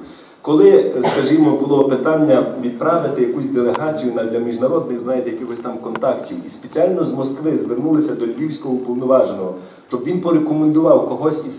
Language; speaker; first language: Ukrainian; native; Ukrainian